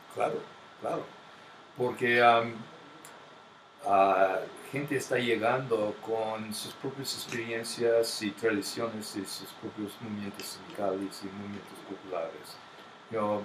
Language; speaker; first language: Spanish; non-native, fluent; English